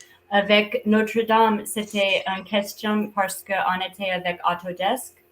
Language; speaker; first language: French; non-native, fluent; English